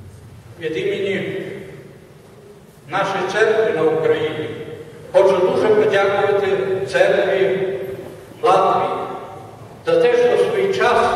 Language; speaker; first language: Ukrainian; non-native, fluent; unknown